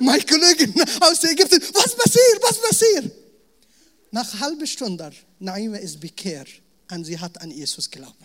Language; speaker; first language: German; non-native, learner; Arabic